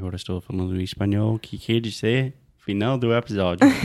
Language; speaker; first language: Portuguese; non-native, fluent; English